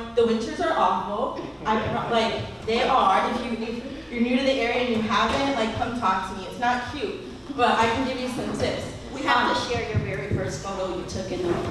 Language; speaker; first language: English; native; English